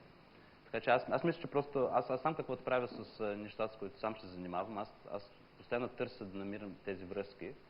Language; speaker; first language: Bulgarian; non-native, fluent; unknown